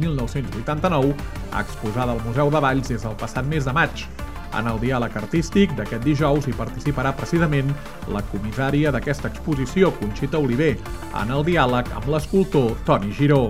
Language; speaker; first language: Catalan; native; Catalan